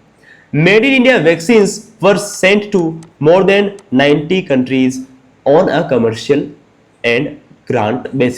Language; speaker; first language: Hindi; native; Hindi